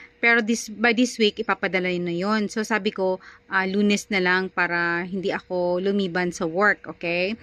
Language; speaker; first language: Filipino; non-native, local second language; Hiligaynon